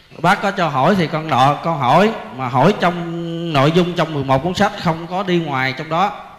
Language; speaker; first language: Vietnamese; non-native, local second language; Khmer